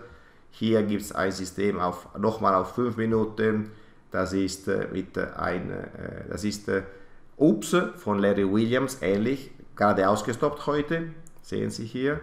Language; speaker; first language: German; non-native, fluent; Italian